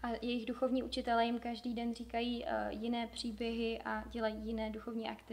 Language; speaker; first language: Czech; native; Czech